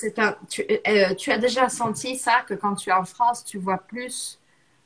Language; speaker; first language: French; non-native, fluent; Portuguese